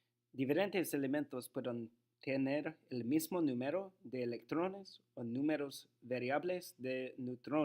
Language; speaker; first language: Spanish; non-native, learner; English